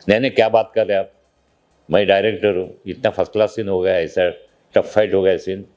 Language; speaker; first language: Hindi; non-native, local second language; Marathi